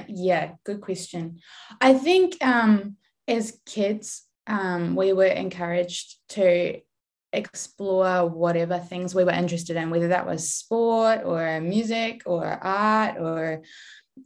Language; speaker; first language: English; native; English